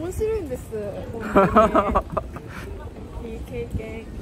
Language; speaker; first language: Japanese; non-native, fluent; Korean